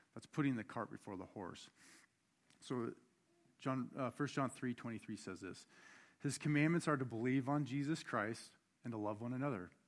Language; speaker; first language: English; native; English